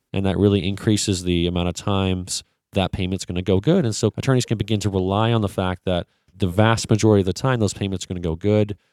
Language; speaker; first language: English; native; English